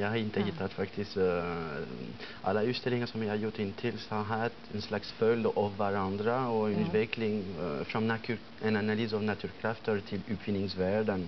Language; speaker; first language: Swedish; non-native, fluent; French